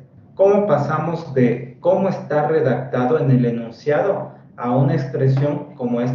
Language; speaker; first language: Spanish; native; Spanish